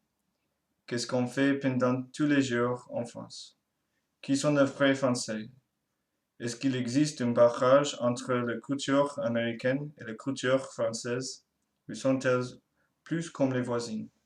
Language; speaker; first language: French; non-native, learner; English